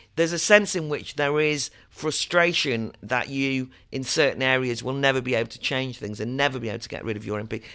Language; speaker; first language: English; native; English